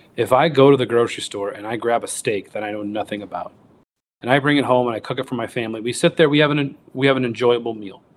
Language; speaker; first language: English; native; English